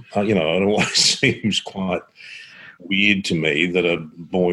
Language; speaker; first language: English; native; English